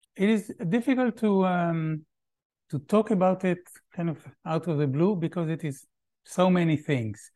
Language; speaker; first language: English; non-native, fluent; Hebrew